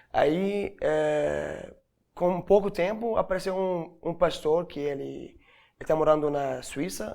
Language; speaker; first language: Portuguese; non-native, learner; Arabic